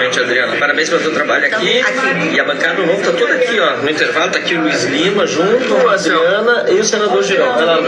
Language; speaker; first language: Portuguese; native; Portuguese